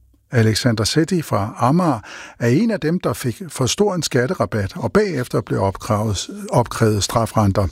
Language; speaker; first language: Danish; native; Danish